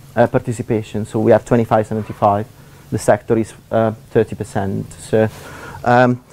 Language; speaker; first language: English; non-native, fluent; Italian